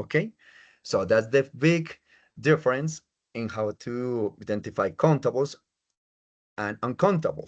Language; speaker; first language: English; non-native, fluent; Spanish